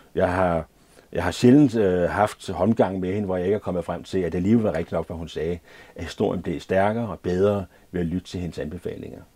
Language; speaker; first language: Danish; native; Danish